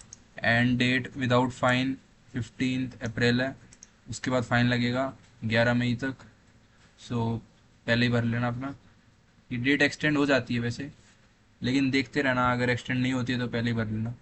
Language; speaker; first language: Hindi; native; Hindi